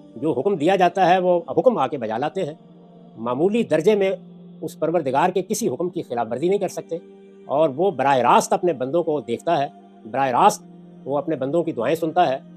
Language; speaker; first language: Urdu; non-native, local second language; Punjabi